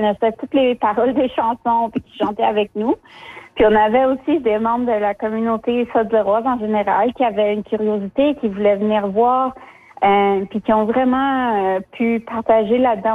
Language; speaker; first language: French; early bilingual, other home language; Spanish